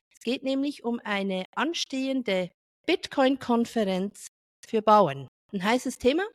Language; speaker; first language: German; native; German